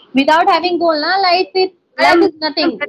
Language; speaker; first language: English; non-native, local second language; Hindi